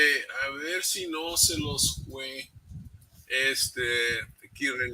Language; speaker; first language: Spanish; early bilingual, other home language; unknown